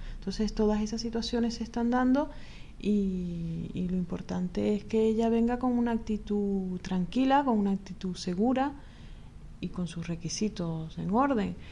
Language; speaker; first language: Spanish; native; Spanish